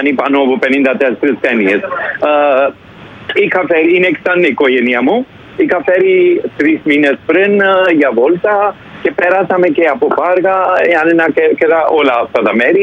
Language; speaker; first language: Greek; non-native, learner; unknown